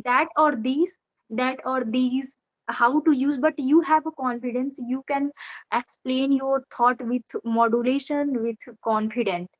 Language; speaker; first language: English; non-native, learner; Odia